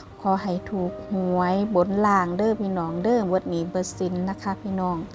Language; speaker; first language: Thai; non-native, local second language; Northeastern Thai